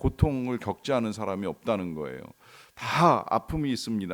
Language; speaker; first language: Korean; native; Korean